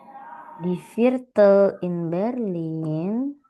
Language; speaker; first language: German; non-native, learner; Indonesian